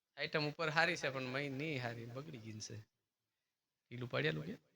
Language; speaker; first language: Gujarati; native; Gujarati